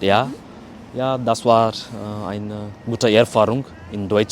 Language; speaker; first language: German; non-native, learner; Kannada